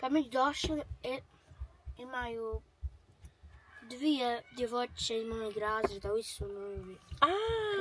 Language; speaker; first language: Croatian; early bilingual, heritage; Bosnian